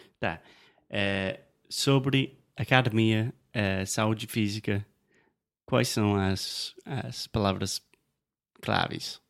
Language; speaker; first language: Portuguese; non-native, fluent; English